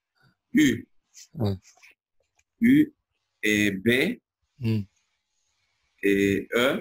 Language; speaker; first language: French; non-native, learner; Albanian